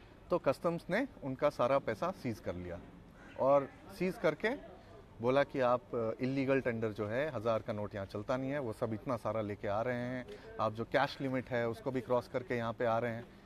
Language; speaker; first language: Hindi; native; Hindi